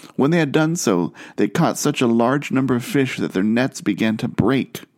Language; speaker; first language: English; native; English